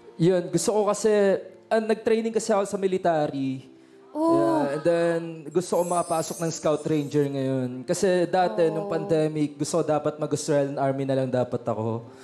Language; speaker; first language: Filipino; non-native, local second language; Iloko